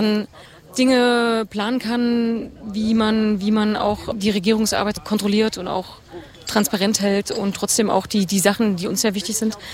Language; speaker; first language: German; native; German